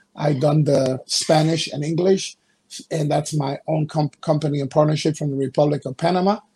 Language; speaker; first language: English; early bilingual, other home language; Spanish